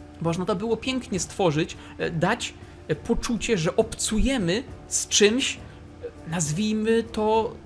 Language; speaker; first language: Polish; native; Polish